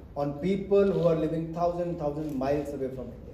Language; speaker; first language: English; non-native, local second language; Hindi